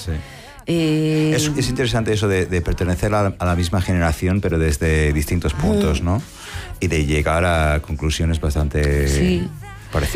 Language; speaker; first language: Spanish; non-native, fluent; English